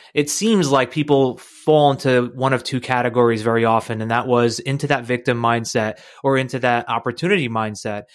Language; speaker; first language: English; native; English